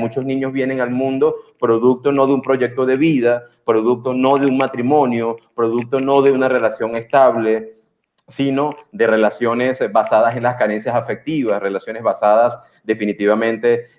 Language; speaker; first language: Spanish; native; Spanish